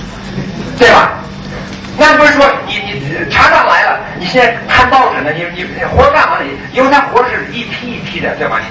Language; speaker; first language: Chinese; early bilingual, other home language; English